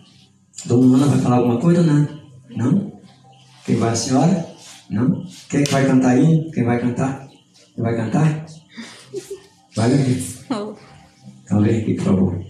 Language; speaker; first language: Portuguese; native; Portuguese